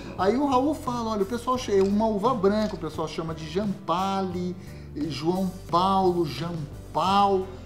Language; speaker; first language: Portuguese; native; Portuguese